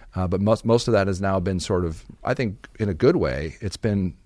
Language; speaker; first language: English; native; English